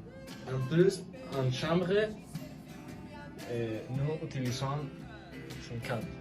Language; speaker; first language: French; non-native, learner; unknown